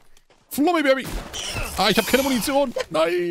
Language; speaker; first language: German; native; German